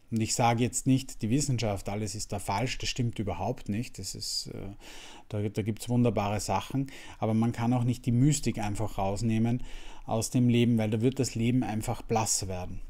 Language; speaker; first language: German; native; German